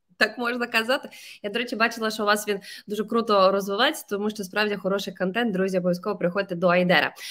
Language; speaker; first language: Ukrainian; native; Ukrainian